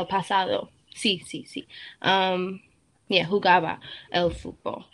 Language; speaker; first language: Spanish; non-native, learner; English